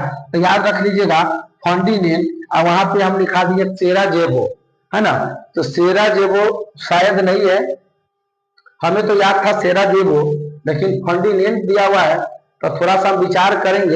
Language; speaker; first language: Hindi; non-native, local second language; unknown